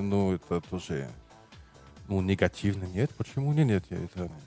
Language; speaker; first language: Russian; non-native, learner; French